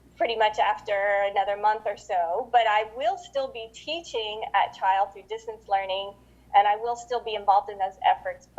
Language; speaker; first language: English; native; English